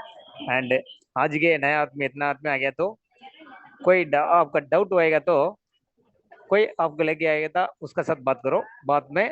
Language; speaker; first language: Hindi; non-native, local second language; Tamil